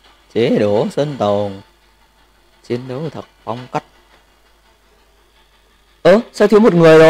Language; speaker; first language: Vietnamese; native; Vietnamese